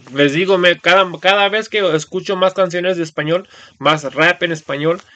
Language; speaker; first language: Spanish; early bilingual, heritage; Spanish